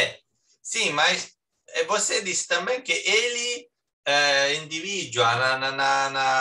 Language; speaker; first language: Portuguese; non-native, learner; Italian